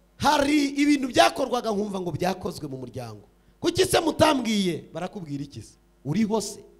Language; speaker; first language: Kinyarwanda; early bilingual, heritage; Kinyarwanda